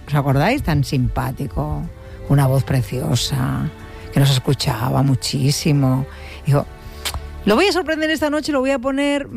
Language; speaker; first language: Spanish; native; Spanish